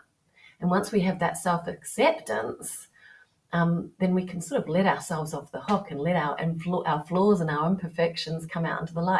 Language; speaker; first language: English; native; English